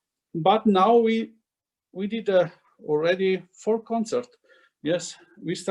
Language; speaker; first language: English; non-native, fluent; Italian